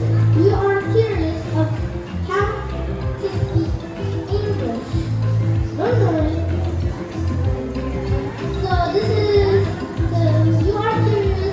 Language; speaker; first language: English; non-native, learner; Indonesian